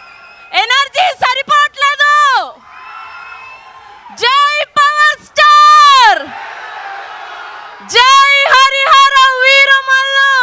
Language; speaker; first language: Telugu; native; Telugu